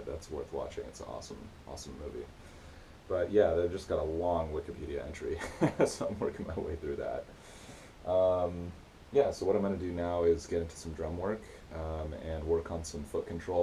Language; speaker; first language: English; native; English